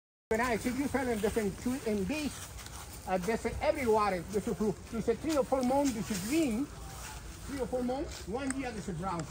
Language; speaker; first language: English; non-native, learner; Spanish